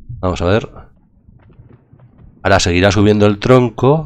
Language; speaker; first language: Spanish; native; Spanish